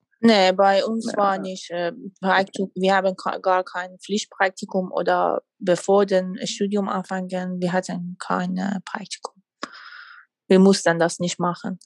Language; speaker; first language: German; non-native, fluent; Persian